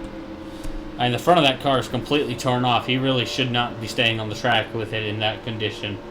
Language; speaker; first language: English; native; English